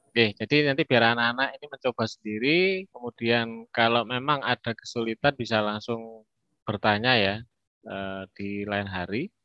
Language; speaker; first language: Indonesian; native; Indonesian